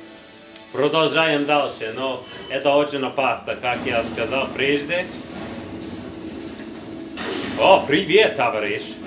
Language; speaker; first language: Russian; non-native, learner; English